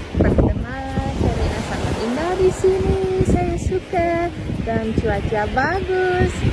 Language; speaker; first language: Indonesian; non-native, fluent; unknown